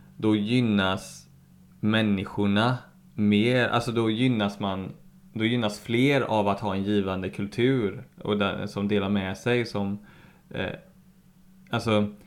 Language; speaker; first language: Swedish; native; Swedish